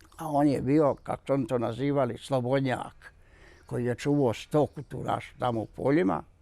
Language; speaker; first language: Bosnian; native; Bosnian